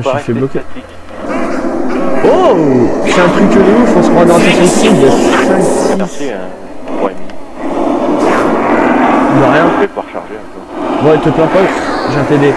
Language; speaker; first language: French; native; French